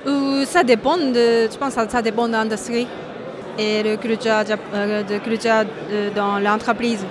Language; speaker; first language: French; non-native, fluent; Japanese